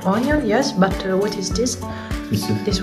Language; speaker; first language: English; non-native, fluent; Italian